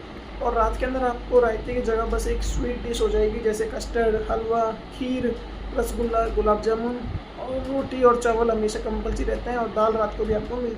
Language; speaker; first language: Hindi; native; Hindi